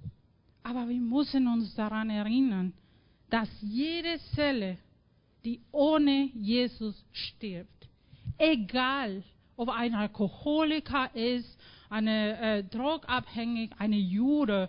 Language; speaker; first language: German; non-native, fluent; Spanish